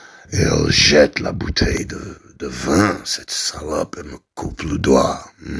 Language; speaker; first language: French; native; French